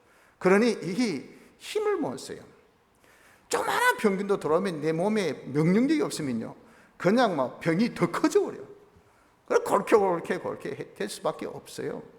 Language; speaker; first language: Korean; native; Korean